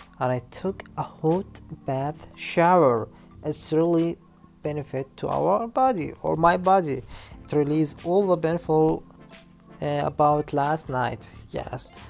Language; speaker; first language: English; non-native, learner; Arabic